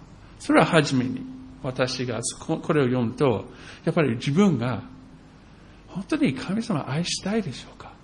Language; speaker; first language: Japanese; non-native, fluent; English